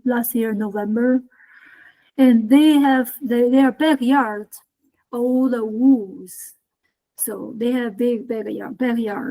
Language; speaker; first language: English; non-native, learner; Chinese